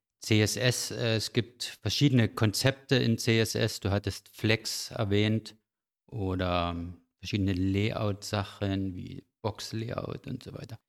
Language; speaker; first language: German; native; German